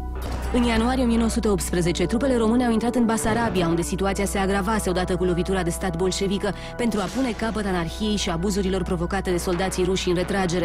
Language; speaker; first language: Romanian; native; Romanian